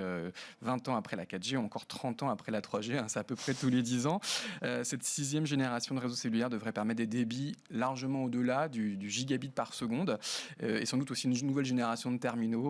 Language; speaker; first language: French; native; French